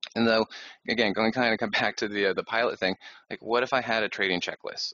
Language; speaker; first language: English; native; English